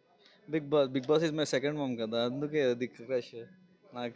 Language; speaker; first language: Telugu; non-native, local second language; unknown